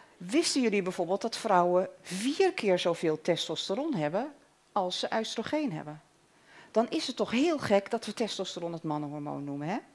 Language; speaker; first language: Dutch; native; Dutch